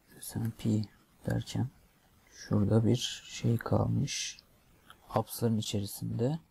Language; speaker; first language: Turkish; native; Turkish